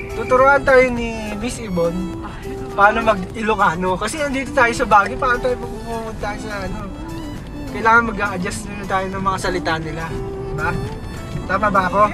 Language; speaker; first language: Filipino; native; Filipino